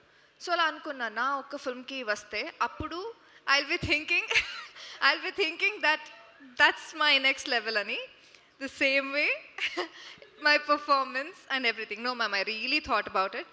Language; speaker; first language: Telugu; non-native, fluent; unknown